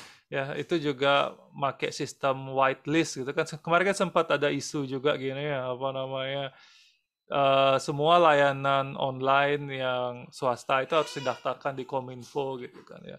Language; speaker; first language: Indonesian; native; Indonesian